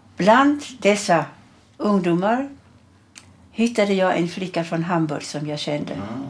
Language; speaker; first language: Swedish; early bilingual, other home language; German